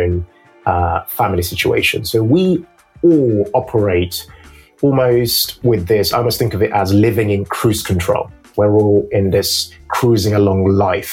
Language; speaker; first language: English; non-native, local second language; Yoruba